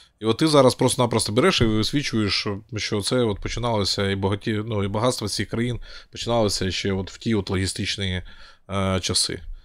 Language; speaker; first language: Ukrainian; non-native, local second language; Russian